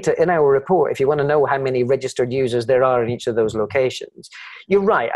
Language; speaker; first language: English; native; English